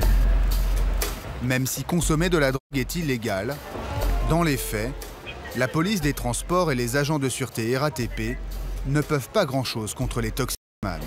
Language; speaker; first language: French; native; French